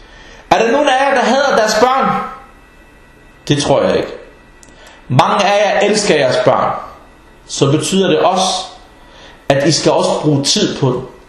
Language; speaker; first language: Danish; non-native, fluent; Arabic